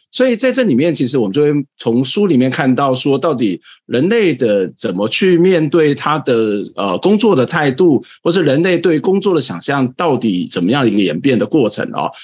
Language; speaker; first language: Chinese; native; Chinese